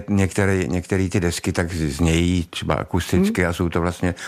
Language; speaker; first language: Czech; native; Czech